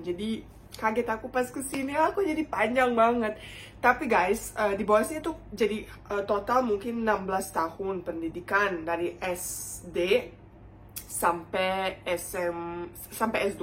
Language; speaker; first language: Indonesian; non-native, fluent; Bosnian